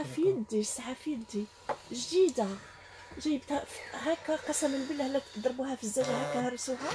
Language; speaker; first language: Arabic; native; Arabic